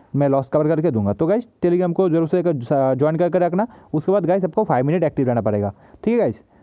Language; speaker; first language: Hindi; native; Hindi